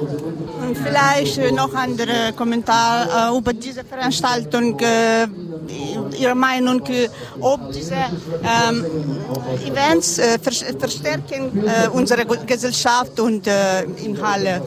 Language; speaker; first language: German; non-native, learner; Ukrainian